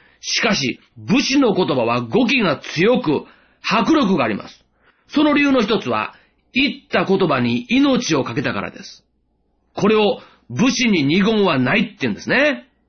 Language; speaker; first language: Japanese; native; Japanese